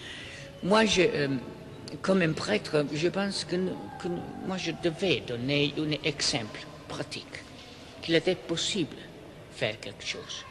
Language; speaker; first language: French; non-native, fluent; Italian